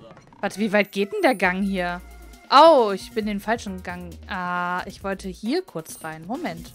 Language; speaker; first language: German; native; German